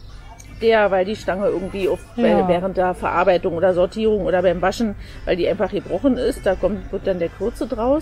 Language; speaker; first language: German; native; German